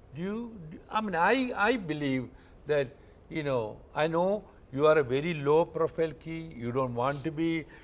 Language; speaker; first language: English; non-native, local second language; Malayalam